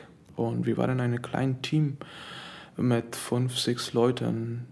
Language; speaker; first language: German; non-native, fluent; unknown